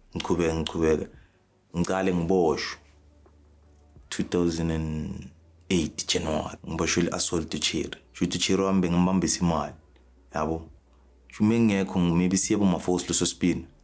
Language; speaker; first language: Zulu; native; Zulu